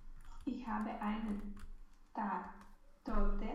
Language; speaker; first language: German; non-native, learner; Romanian